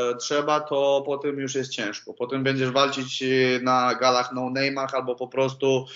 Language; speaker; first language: Polish; non-native, learner; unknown